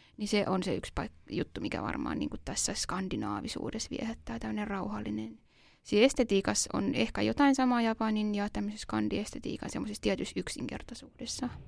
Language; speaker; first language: Finnish; native; Finnish